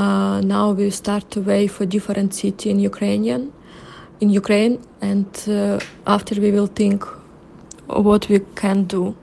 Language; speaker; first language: English; non-native, learner; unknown